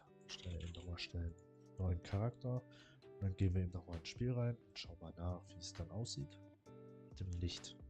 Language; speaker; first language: German; native; German